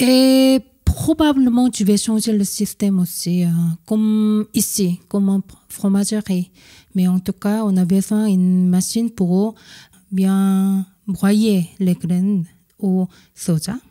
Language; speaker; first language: French; non-native, fluent; Korean